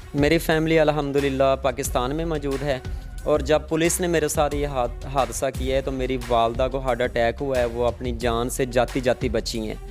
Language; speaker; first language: Urdu; non-native, local second language; Punjabi